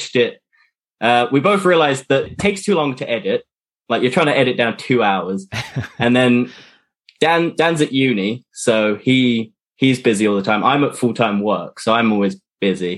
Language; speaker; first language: English; native; English